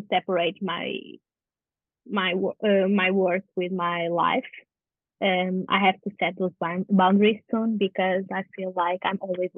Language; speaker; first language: English; non-native, fluent; Portuguese